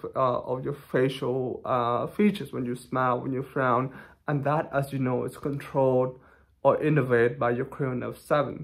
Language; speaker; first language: English; non-native, fluent; Thai